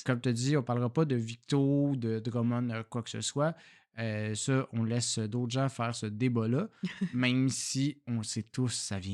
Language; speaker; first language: French; native; French